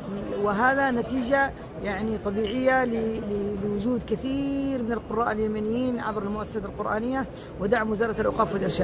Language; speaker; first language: Arabic; native; Arabic